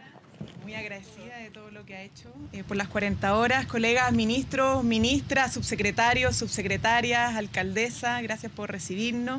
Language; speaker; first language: Spanish; native; Spanish